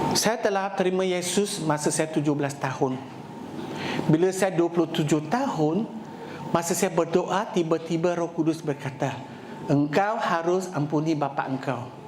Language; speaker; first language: Malay; non-native, local second language; Chinese